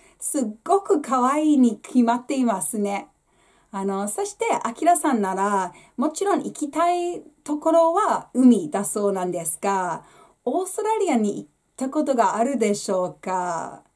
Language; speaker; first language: Japanese; non-native, fluent; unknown